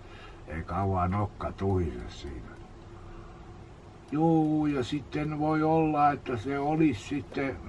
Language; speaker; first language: Finnish; native; Finnish